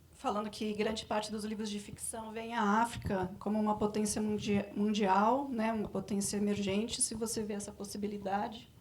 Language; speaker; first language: Portuguese; native; Portuguese